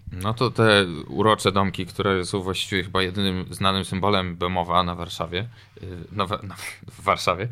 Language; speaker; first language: Polish; native; Polish